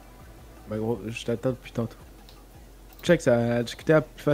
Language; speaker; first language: French; native; French